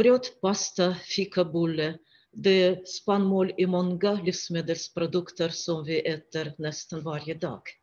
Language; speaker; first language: Swedish; non-native, fluent; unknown